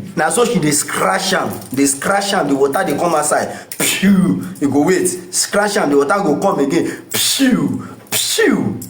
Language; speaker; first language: Nigerian Pidgin; non-native, local second language; Yoruba